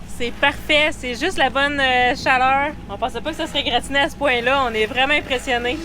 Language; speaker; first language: French; native; French